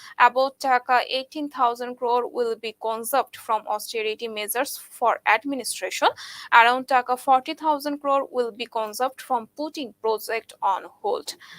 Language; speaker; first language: English; non-native, local second language; Bangla